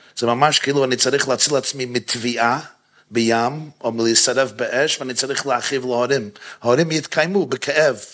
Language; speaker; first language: Hebrew; non-native, fluent; English